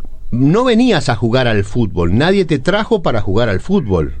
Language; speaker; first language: Spanish; native; Spanish